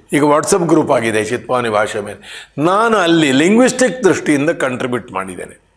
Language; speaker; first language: Kannada; non-native, local second language; Konkani